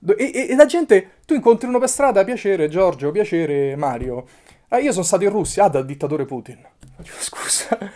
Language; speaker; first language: Italian; native; Italian